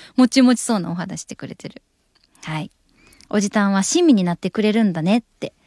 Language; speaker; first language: Japanese; native; Japanese